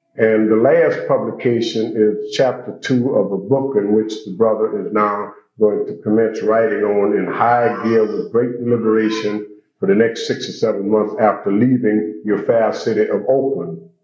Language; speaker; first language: English; native; English